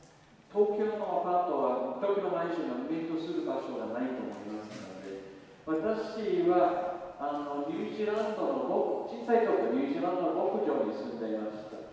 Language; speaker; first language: Japanese; non-native, learner; English